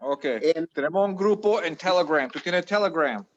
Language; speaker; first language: Spanish; early bilingual, heritage; Spanish